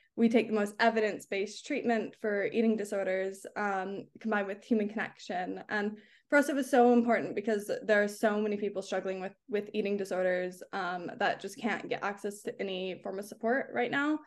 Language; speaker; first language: English; native; English